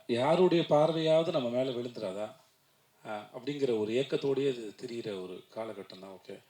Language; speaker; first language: Tamil; native; Tamil